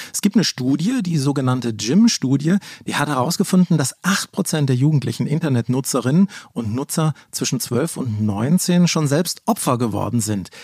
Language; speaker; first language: German; native; German